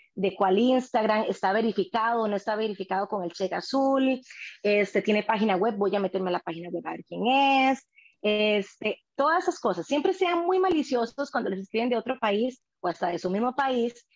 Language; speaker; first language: Spanish; native; Spanish